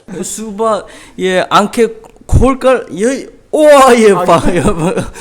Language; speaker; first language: Hindi; non-native, learner; Korean